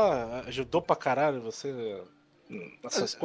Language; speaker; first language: Portuguese; native; Portuguese